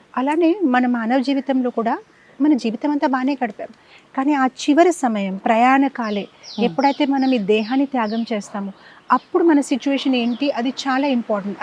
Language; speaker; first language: Telugu; non-native, fluent; Gujarati